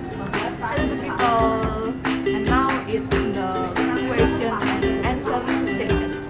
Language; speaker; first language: English; non-native, learner; Indonesian